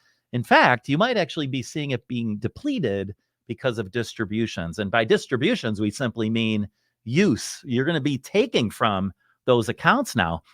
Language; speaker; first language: English; native; English